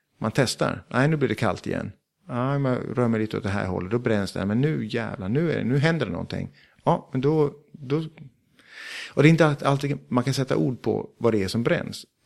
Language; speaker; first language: Swedish; early bilingual, heritage; Swedish